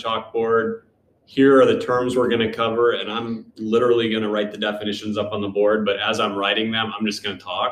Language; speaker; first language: English; native; English